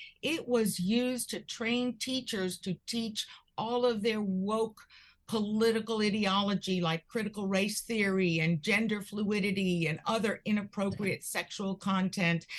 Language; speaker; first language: English; early bilingual, other home language; Spanish